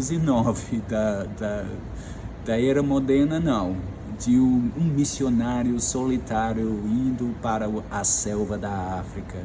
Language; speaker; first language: Portuguese; non-native, fluent; English